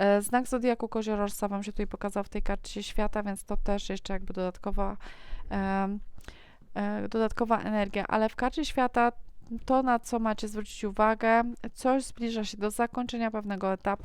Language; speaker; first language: Polish; native; Polish